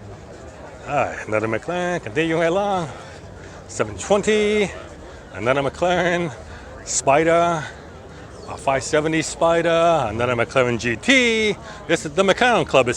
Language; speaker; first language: English; native; English